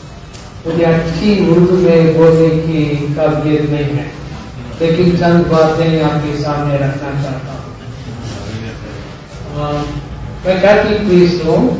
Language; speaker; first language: Hindi; non-native, local second language; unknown